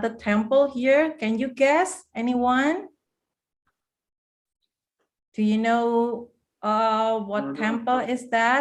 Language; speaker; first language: English; non-native, fluent; Indonesian